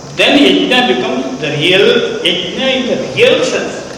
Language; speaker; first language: English; non-native, local second language; Kannada